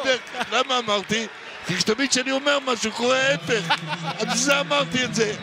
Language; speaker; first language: Hebrew; native; Hebrew